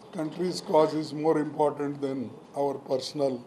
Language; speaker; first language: English; non-native, local second language; Kannada